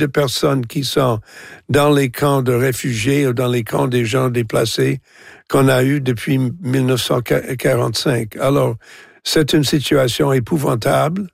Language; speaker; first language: French; non-native, local second language; English